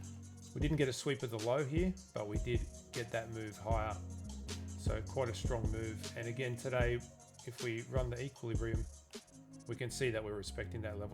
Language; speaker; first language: English; native; English